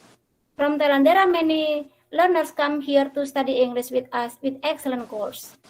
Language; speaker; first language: English; non-native, fluent; Indonesian